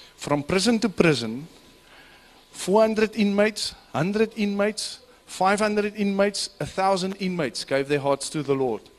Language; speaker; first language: English; non-native, local second language; Afrikaans